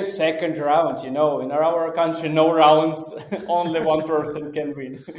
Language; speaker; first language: English; non-native, fluent; Russian